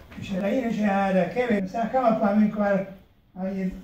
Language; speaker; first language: Hebrew; early bilingual, other home language; Hungarian